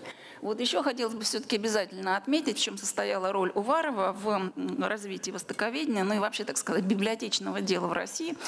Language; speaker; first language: Russian; native; Russian